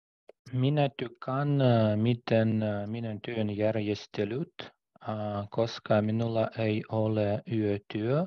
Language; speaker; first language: Finnish; non-native, learner; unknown